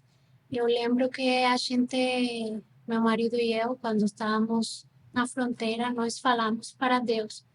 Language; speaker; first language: Portuguese; non-native, fluent; Spanish